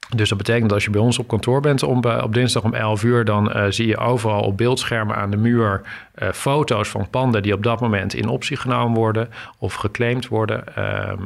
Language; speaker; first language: Dutch; native; Dutch